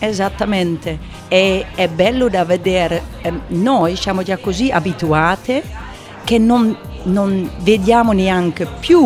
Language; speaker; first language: Italian; non-native, fluent; English